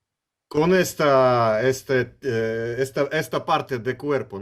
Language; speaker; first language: Spanish; non-native, learner; Russian